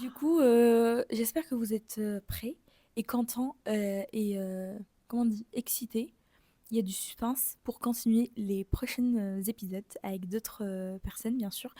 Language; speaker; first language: French; native; French